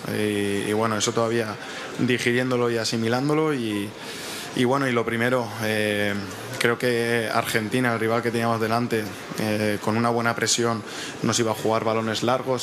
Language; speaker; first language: Spanish; native; Spanish